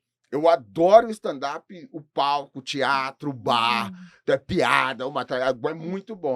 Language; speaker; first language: Portuguese; native; Portuguese